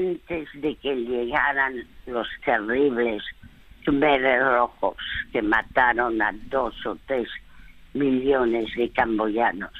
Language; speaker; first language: Spanish; early bilingual, other home language; French